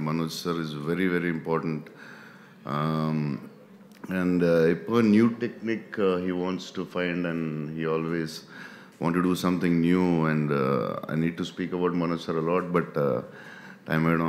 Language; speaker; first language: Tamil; non-native, learner; Telugu